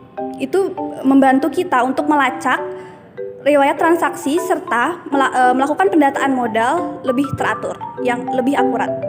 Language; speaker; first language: Indonesian; native; Indonesian